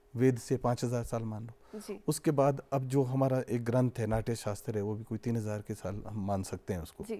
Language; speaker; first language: Hindi; native; Hindi